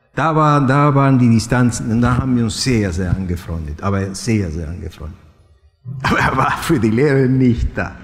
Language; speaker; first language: German; non-native, fluent; Spanish